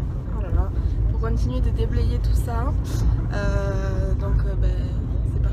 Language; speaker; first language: French; native; French